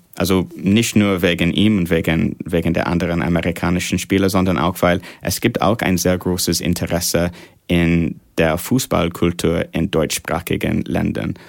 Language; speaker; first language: German; non-native, fluent; English